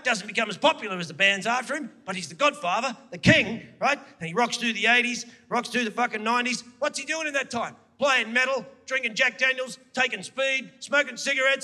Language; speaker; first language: English; native; English